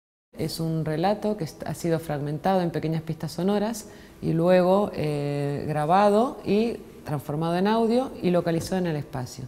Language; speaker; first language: Spanish; native; Spanish